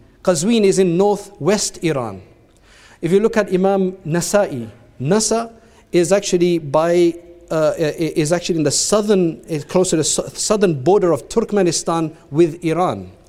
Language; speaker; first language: English; native; English